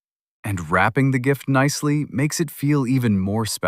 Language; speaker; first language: English; native; English